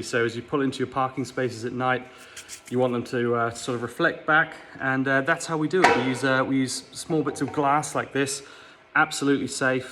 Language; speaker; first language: English; native; English